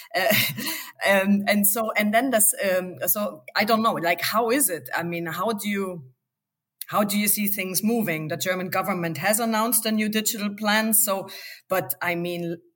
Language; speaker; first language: English; non-native, fluent; German